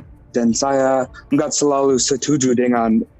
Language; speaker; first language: Indonesian; non-native, fluent; English